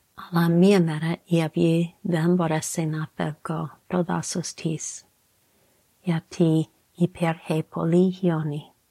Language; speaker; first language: Greek; non-native, learner; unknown